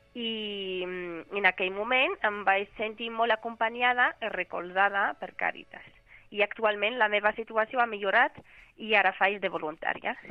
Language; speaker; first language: Catalan; non-native, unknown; Arabic